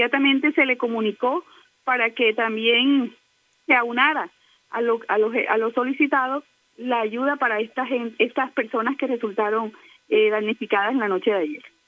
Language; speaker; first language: Spanish; native; Spanish